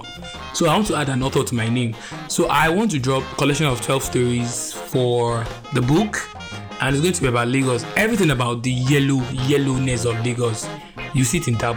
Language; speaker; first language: English; non-native, local second language; Yoruba